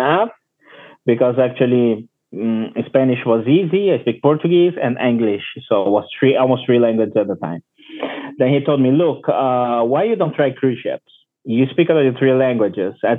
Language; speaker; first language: English; non-native, learner; Portuguese